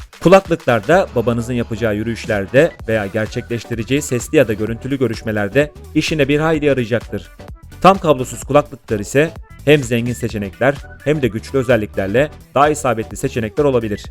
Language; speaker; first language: Turkish; native; Turkish